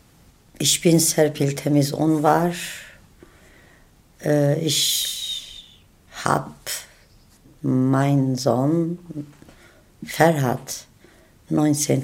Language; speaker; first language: German; non-native, learner; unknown